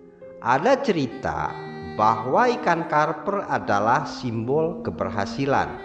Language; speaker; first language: Indonesian; native; Indonesian